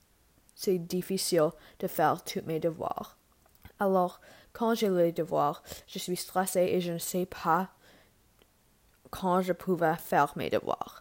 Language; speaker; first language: French; non-native, learner; English